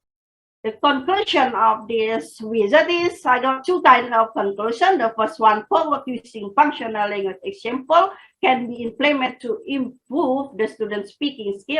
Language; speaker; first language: English; non-native, fluent; Indonesian